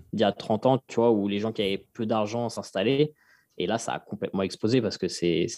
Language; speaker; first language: French; native; French